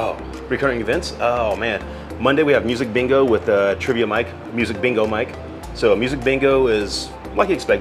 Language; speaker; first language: English; native; English